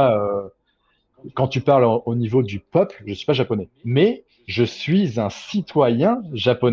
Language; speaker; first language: French; native; French